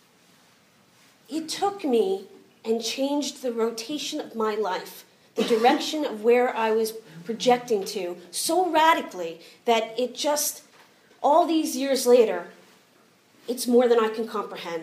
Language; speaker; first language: English; native; English